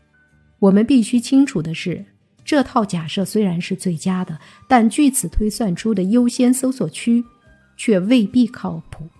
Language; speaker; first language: Chinese; native; Chinese